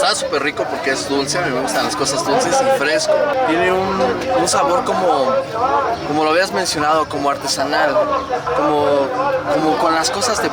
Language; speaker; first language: Spanish; native; Spanish